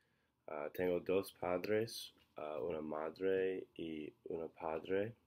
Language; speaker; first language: Spanish; non-native, learner; English